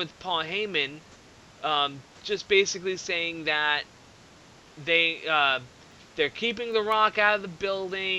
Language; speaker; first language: English; native; English